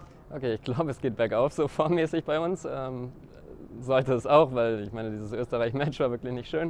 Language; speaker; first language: German; native; German